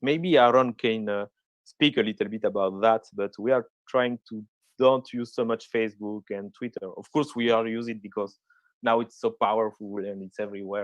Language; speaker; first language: English; non-native, fluent; French